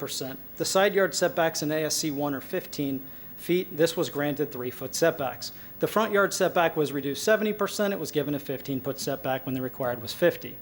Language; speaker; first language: English; native; English